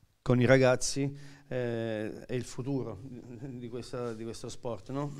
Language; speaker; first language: Italian; native; Italian